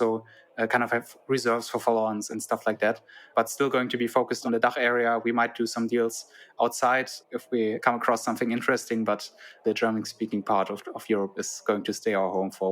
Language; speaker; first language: English; non-native, fluent; German